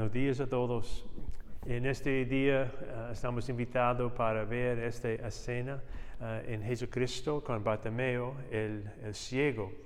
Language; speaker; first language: Spanish; non-native, learner; English